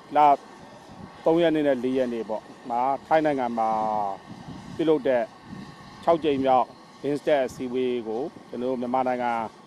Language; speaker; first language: Burmese; native; Burmese